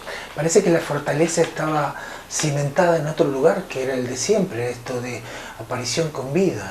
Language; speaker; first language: Spanish; native; Spanish